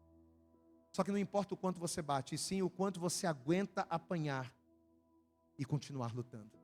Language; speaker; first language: Portuguese; native; Portuguese